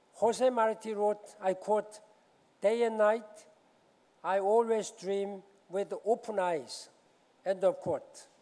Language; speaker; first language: English; non-native, fluent; Korean